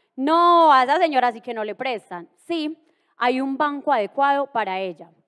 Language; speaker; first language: Spanish; native; Spanish